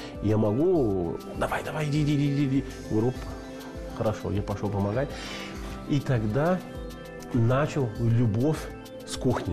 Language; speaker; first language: Russian; non-native, learner; Portuguese